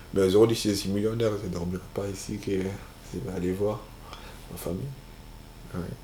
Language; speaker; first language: French; non-native, local second language; Bambara